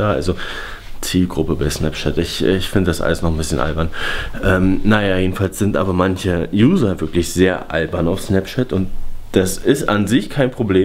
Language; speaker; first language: German; native; German